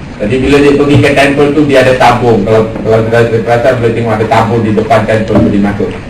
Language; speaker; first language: Malay; non-native, local second language; Tamil